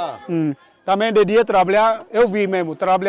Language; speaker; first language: Portuguese; non-native, learner; Vietnamese